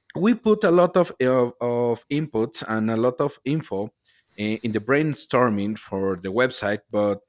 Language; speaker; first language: English; non-native, learner; Spanish